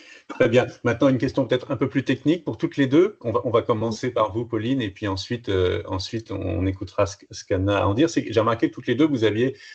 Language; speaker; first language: French; native; French